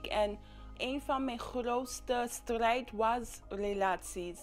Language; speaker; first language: Dutch; non-native, local second language; English